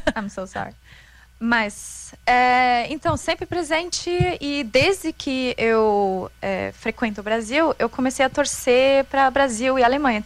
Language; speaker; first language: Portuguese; non-native, fluent; German